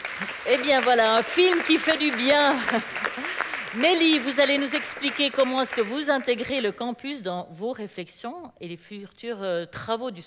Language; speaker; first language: French; native; French